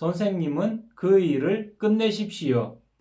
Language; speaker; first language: Korean; non-native, fluent; Kyrgyz